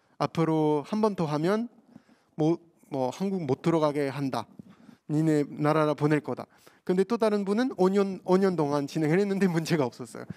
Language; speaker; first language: Korean; non-native, fluent; French